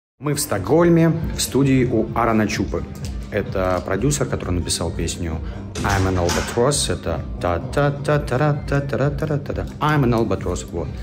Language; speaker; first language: Russian; native; Russian